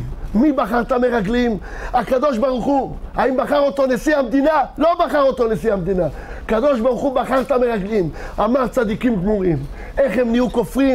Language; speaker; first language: Hebrew; native; Hebrew